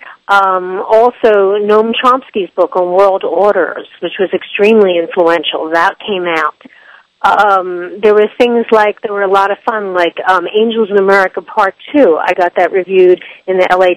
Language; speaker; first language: English; native; English